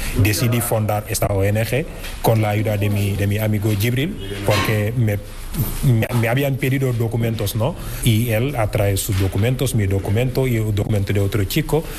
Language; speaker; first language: Spanish; non-native, fluent; Wolof